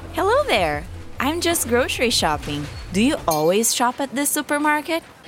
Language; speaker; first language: English; non-native, fluent; Portuguese